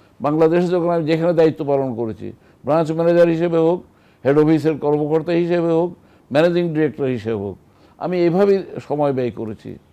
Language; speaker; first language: Bangla; native; Bangla